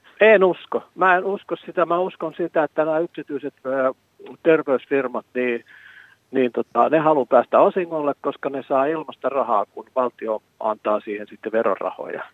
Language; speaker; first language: Finnish; native; Finnish